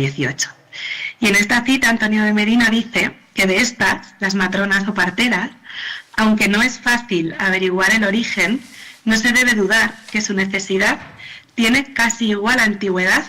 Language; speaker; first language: Spanish; native; Spanish